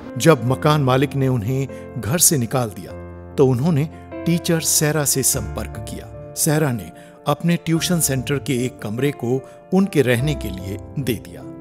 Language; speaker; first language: Hindi; native; Hindi